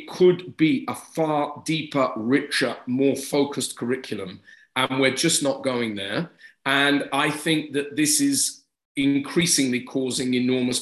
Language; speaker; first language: English; native; English